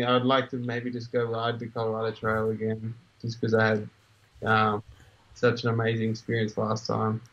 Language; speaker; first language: English; native; English